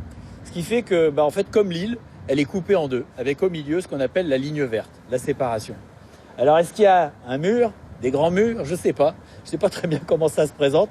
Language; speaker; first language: French; native; French